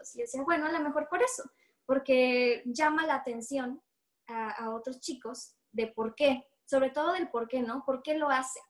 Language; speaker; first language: Spanish; native; Spanish